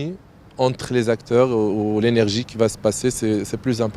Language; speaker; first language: French; non-native, local second language; Arabic